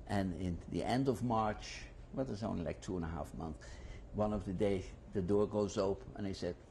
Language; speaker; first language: English; non-native, fluent; Dutch